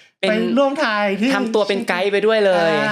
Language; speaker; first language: Thai; native; Thai